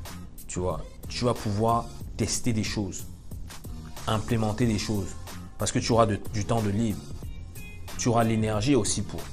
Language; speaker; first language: French; native; French